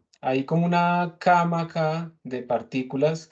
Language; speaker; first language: Spanish; native; Spanish